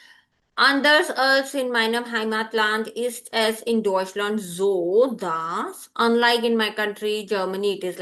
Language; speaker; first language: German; non-native, fluent; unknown